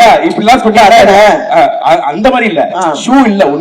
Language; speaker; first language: Tamil; native; Tamil